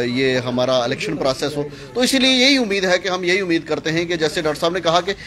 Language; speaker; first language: Hindi; native; Hindi